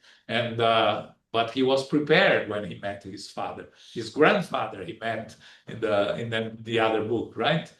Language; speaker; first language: English; non-native, fluent; Portuguese